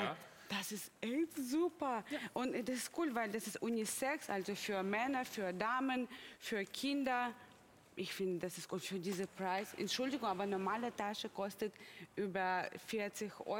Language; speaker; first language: German; non-native, fluent; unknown